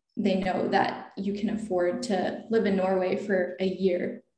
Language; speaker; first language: English; native; English